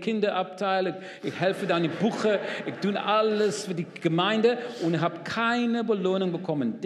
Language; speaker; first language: German; non-native, learner; English